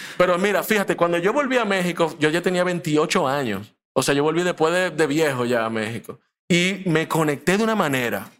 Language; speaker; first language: Spanish; native; Spanish